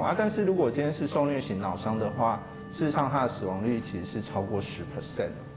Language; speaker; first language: Chinese; native; Chinese